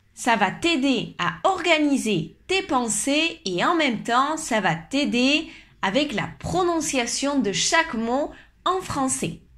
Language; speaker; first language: French; native; French